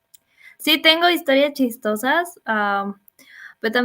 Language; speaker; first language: Spanish; native; Spanish